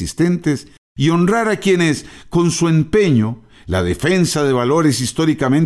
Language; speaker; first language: Spanish; native; Spanish